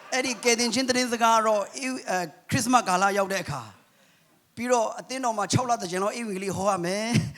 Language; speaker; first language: Burmese; non-native, local second language; Kachin